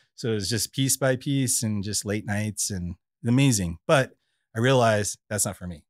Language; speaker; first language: English; native; English